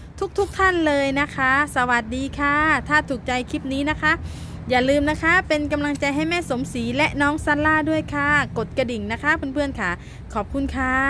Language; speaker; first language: Thai; native; Thai